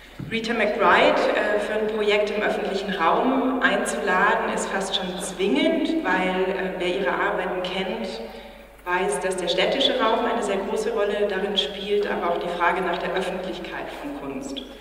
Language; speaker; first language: German; native; German